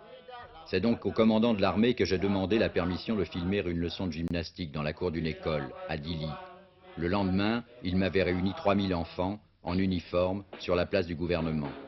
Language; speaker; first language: French; native; French